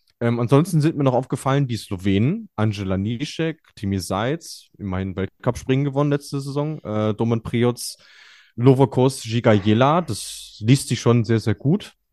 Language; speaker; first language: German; native; German